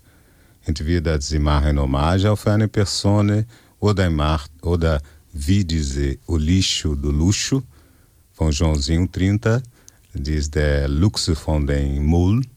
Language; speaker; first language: German; non-native, fluent; Portuguese